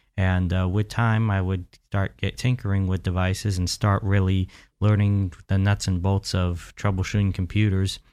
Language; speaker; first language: English; native; English